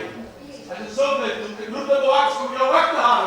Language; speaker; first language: Dutch; non-native, local second language; Papiamento